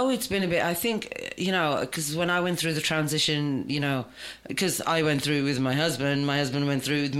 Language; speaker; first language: English; native; English